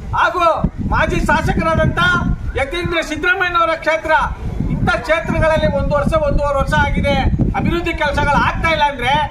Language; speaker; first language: Kannada; native; Kannada